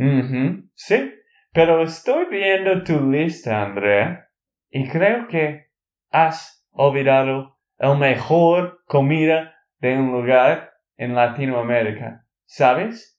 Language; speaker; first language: Spanish; non-native, learner; English